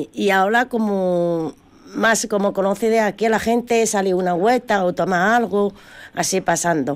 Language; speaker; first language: Spanish; non-native, learner; Chinese